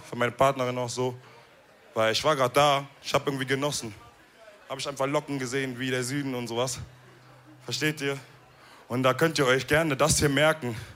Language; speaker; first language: German; early bilingual, other home language; Wolof